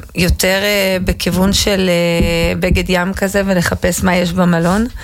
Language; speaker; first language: Hebrew; early bilingual, other home language; Russian